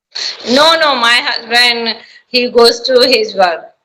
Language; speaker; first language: English; non-native, learner; Hindi